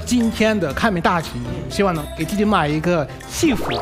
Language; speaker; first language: Chinese; non-native, fluent; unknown